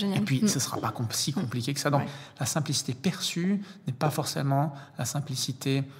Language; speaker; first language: French; native; French